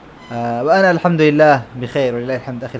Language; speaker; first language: Arabic; non-native, fluent; Bangla